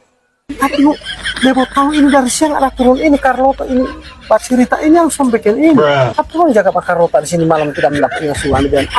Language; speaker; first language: Indonesian; non-native, local second language; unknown